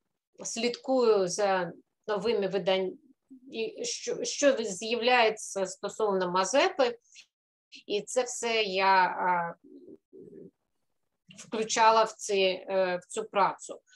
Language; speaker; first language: Ukrainian; non-native, fluent; Russian